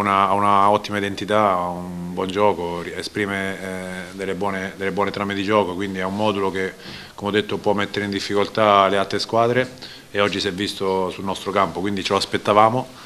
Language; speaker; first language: Italian; native; Italian